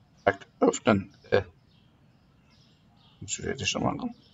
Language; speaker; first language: German; native; German